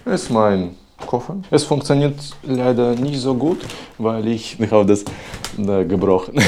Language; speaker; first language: German; non-native, learner; Belarusian